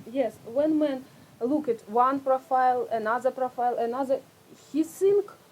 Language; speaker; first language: English; non-native, learner; Russian